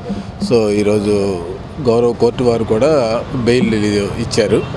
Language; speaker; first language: Telugu; native; Telugu